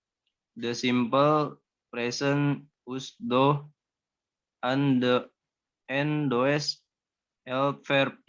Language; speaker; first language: English; non-native, learner; Indonesian